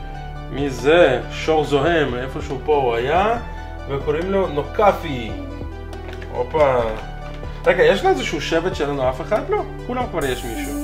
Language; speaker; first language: Hebrew; native; Hebrew